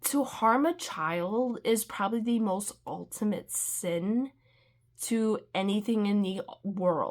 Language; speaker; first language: English; native; English